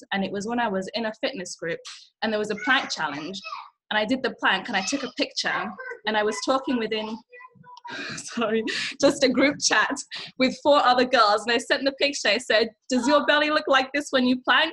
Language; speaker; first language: English; early bilingual, other home language; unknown